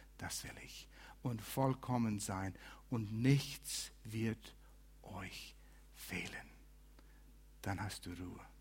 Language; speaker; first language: German; non-native, fluent; English